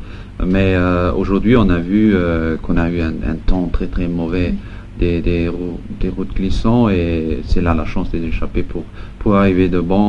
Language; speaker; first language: French; non-native, local second language; Luxembourgish